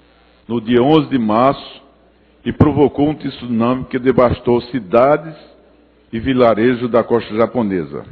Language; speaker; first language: Portuguese; native; Portuguese